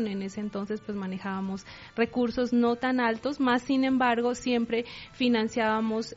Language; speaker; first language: Spanish; native; Spanish